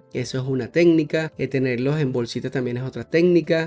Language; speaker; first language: Spanish; native; Spanish